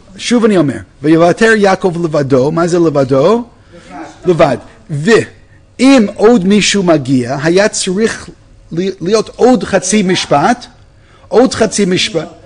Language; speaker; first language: Hebrew; non-native, fluent; English